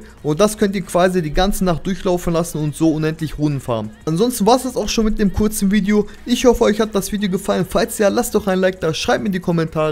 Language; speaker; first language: German; native; German